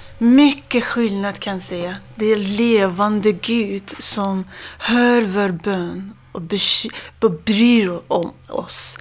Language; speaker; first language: Swedish; non-native, fluent; Persian